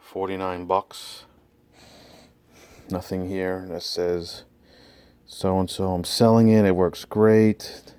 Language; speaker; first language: English; native; English